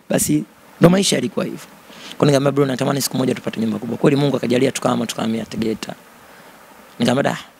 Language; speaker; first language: Swahili; native; Swahili